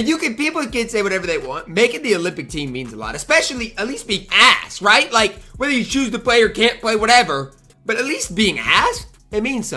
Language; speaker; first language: English; native; English